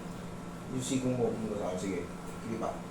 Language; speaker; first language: Filipino; native; Filipino